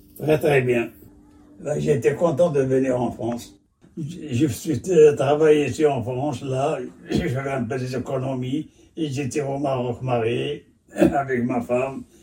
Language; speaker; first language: French; non-native, local second language; Arabic